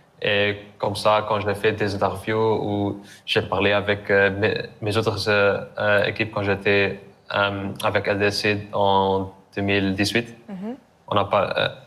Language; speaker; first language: French; non-native, learner; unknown